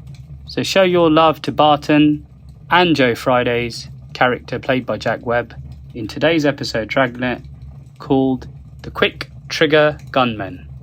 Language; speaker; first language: English; native; English